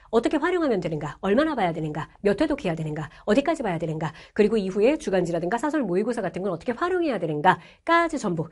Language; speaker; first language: Korean; native; Korean